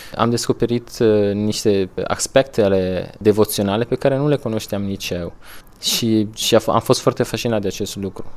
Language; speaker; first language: Romanian; non-native, fluent; Italian